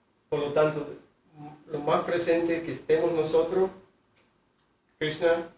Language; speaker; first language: Spanish; native; Spanish